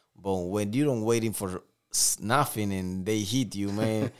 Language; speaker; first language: English; non-native, learner; Spanish